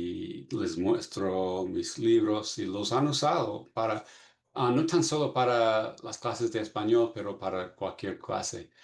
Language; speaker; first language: Spanish; non-native, fluent; English